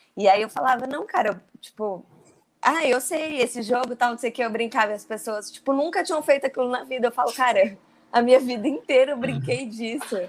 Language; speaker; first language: Portuguese; native; Portuguese